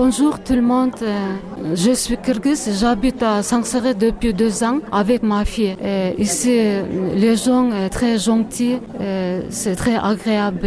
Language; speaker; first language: French; non-native, learner; Kyrgyz